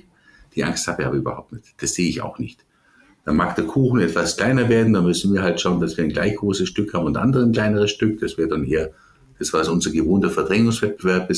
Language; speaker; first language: German; native; German